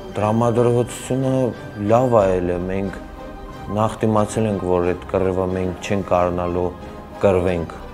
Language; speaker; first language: Armenian; early bilingual, heritage; Armenian